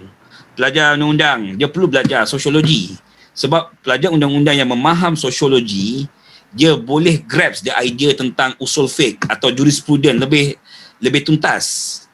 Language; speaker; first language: Malay; native; Malay